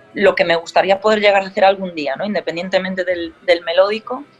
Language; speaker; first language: Spanish; native; Spanish